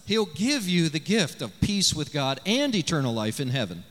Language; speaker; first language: English; native; English